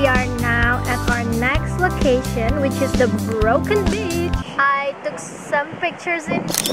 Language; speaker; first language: English; non-native, local second language; Indonesian